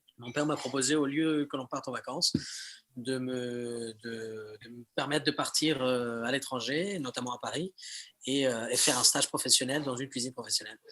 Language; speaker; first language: French; early bilingual, heritage; French